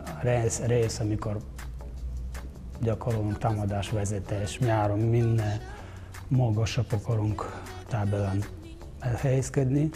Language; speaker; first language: Hungarian; non-native, fluent; Ukrainian